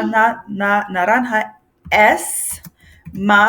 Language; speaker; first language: Spanish; non-native, fluent; English